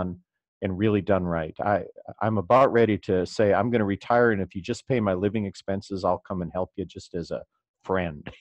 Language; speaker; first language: English; native; English